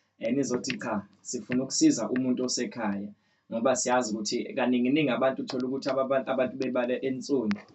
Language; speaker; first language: Zulu; native; Zulu